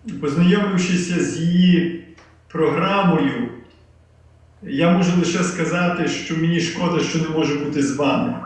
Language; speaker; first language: Ukrainian; early bilingual, heritage; Ukrainian